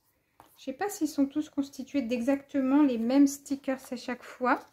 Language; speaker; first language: French; native; French